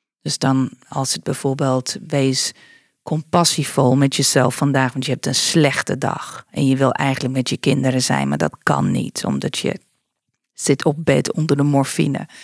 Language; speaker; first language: Dutch; non-native, fluent; English